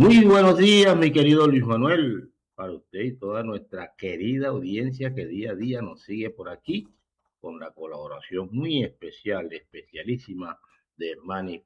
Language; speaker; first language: Spanish; native; Spanish